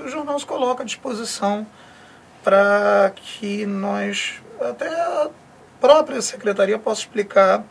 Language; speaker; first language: Portuguese; native; Portuguese